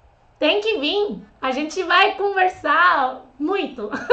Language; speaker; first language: Portuguese; non-native, fluent; Chinese